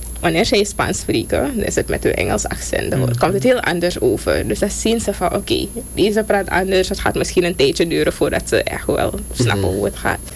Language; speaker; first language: Dutch; native; Dutch